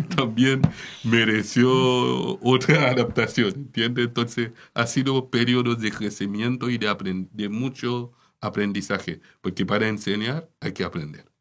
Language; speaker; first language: Spanish; non-native, fluent; Haitian Creole